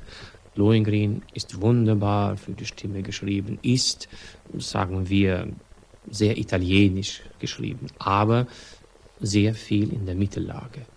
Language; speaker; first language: German; non-native, fluent; Swedish